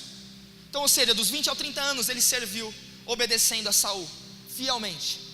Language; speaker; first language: Portuguese; native; Portuguese